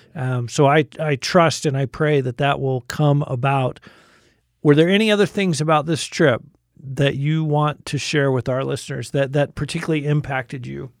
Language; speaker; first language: English; native; English